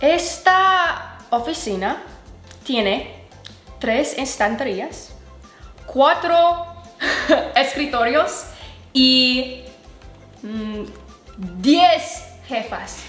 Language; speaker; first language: Spanish; non-native, learner; English